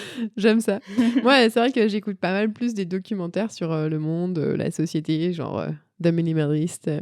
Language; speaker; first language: French; native; French